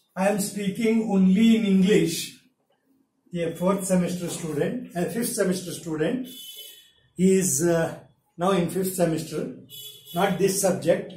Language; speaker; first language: English; non-native, local second language; Kannada